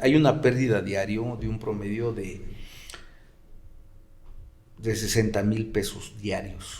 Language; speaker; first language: Spanish; native; Spanish